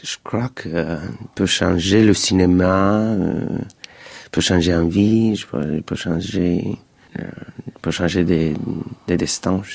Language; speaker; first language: French; non-native, fluent; Romanian